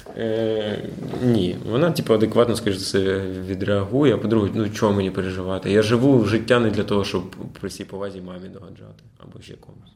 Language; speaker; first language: Ukrainian; non-native, local second language; Russian